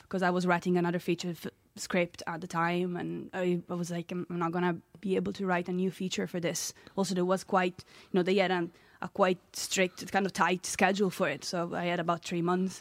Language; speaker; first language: English; non-native, fluent; Italian